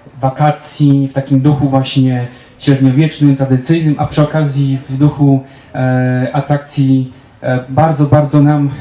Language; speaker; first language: Polish; native; Polish